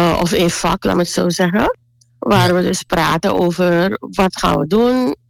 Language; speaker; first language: Dutch; native; Dutch